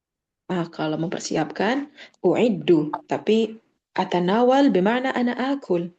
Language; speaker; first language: Indonesian; native; Indonesian